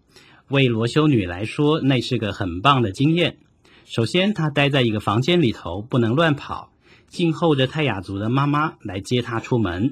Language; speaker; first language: Chinese; native; Chinese